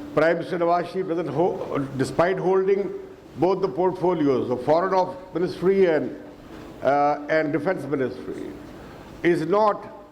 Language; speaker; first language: English; non-native, local second language; Urdu